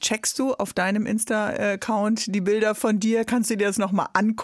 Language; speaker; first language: German; native; German